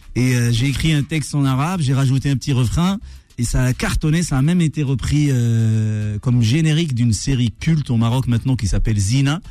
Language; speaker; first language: French; non-native, local second language; Arabic